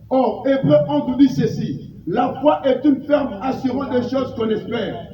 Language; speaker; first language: French; non-native, local second language; Lingala